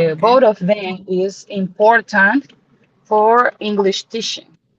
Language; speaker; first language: English; non-native, learner; Spanish